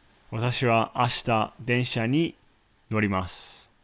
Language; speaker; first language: Japanese; non-native, fluent; English